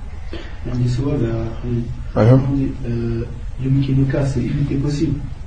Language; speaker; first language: Arabic; non-native, learner; French